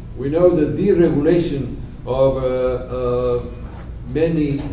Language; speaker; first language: English; non-native, fluent; Spanish